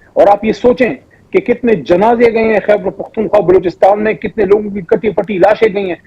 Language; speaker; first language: Urdu; non-native, local second language; Pashto